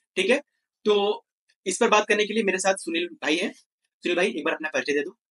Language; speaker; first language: Hindi; native; Hindi